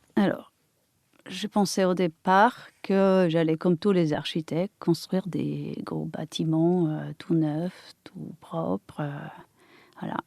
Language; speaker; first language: French; non-native, fluent; Polish